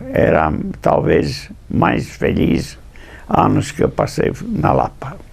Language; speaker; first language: Portuguese; non-native, fluent; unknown